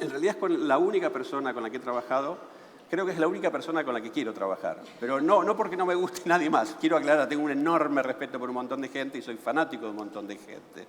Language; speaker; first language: Spanish; native; Spanish